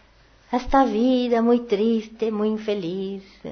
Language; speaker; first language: Portuguese; non-native, learner; Spanish